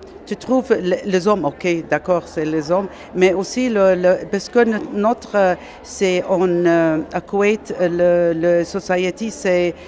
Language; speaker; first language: French; non-native, learner; Arabic